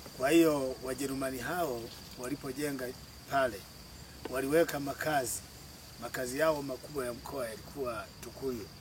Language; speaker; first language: Swahili; non-native, local second language; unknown